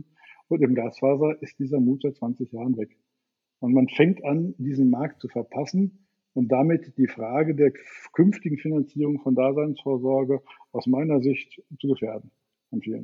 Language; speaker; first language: German; native; German